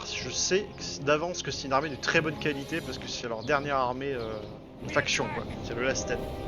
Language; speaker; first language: French; native; French